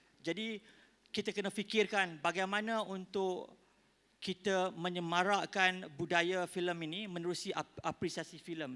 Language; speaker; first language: Malay; native; Malay